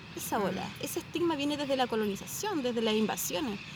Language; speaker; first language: Spanish; native; Spanish